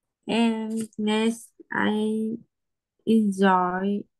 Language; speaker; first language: English; non-native, learner; Vietnamese